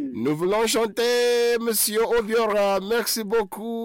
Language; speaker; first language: French; non-native, fluent; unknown